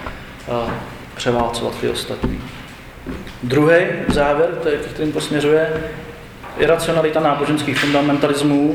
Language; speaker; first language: Czech; native; Czech